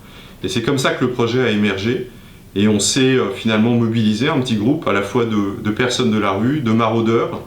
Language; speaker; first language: French; native; French